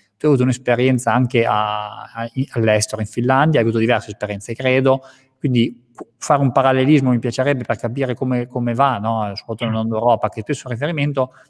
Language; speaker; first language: Italian; native; Italian